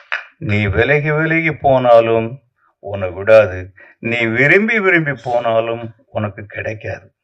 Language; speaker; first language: Tamil; native; Tamil